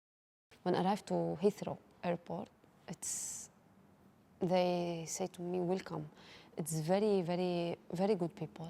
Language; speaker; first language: English; non-native, learner; Arabic